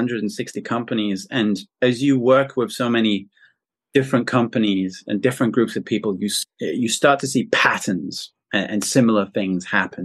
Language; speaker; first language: English; native; English